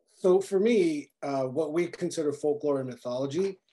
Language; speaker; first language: English; native; English